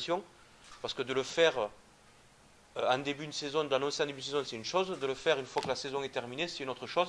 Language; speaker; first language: French; native; French